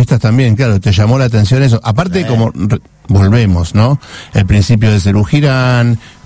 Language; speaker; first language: Spanish; native; Spanish